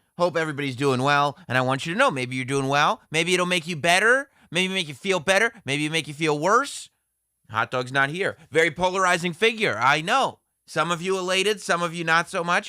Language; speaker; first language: English; native; English